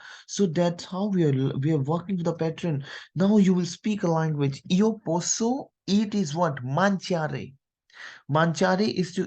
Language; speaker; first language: English; non-native, local second language; Hindi